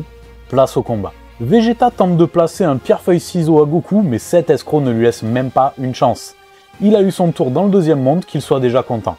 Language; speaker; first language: French; native; French